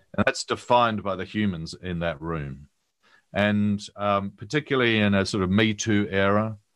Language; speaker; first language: English; native; English